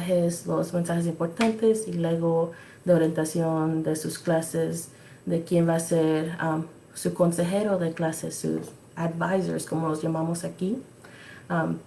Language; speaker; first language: Spanish; early bilingual, other home language; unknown